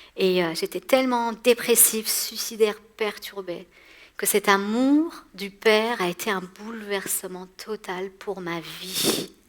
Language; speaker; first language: French; early bilingual, other home language; Persian